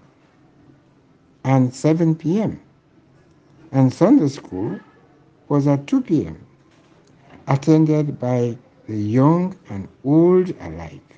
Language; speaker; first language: English; non-native, local second language; Krio